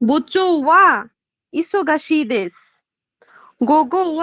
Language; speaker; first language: Japanese; non-native, learner; Bangla